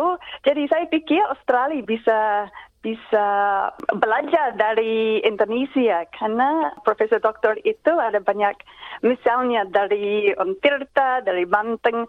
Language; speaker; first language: Indonesian; non-native, fluent; English